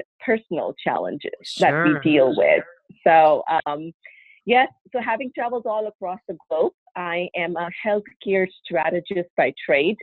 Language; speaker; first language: English; non-native, local second language; Hindi